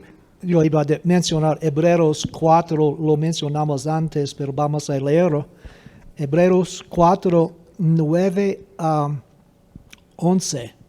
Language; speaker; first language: Spanish; non-native, fluent; English